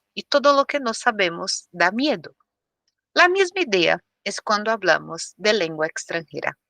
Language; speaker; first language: Spanish; non-native, fluent; Portuguese